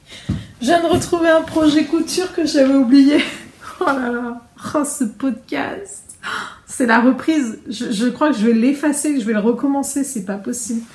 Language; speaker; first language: French; native; French